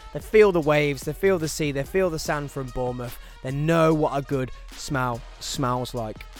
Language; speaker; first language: English; native; English